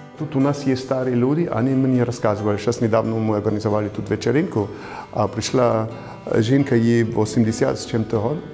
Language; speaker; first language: Ukrainian; non-native, fluent; German